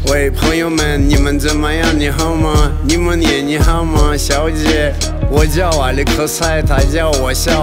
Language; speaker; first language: Chinese; non-native, learner; Russian